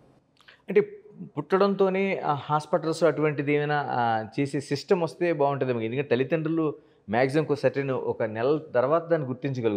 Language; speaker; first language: Telugu; native; Telugu